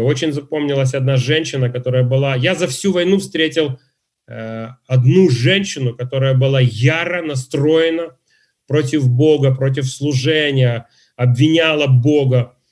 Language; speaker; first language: Russian; native; Russian